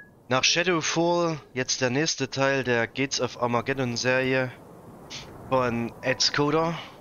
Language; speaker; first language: German; native; German